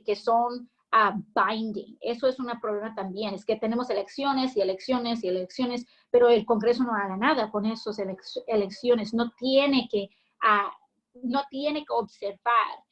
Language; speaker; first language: Spanish; early bilingual, heritage; English